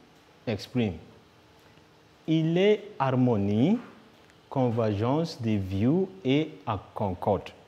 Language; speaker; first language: French; non-native, fluent; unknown